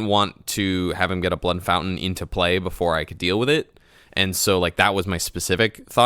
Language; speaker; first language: English; native; English